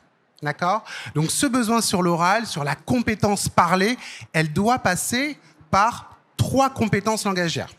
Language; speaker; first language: French; native; French